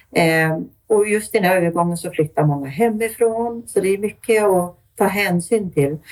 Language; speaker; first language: Swedish; native; Swedish